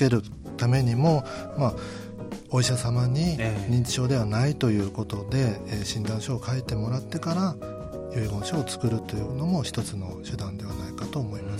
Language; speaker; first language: Japanese; native; Japanese